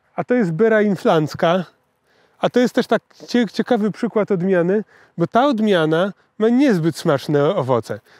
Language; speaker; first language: Polish; native; Polish